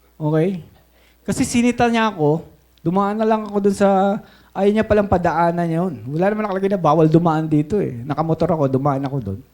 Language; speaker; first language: Filipino; native; Filipino